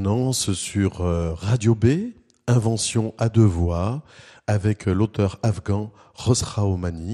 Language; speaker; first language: French; native; French